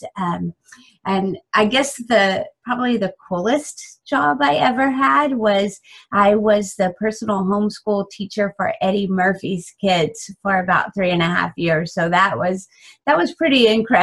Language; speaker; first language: English; native; English